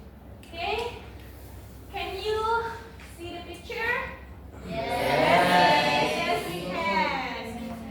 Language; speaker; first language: English; non-native, learner; Indonesian